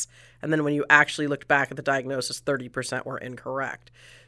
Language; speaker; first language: English; native; English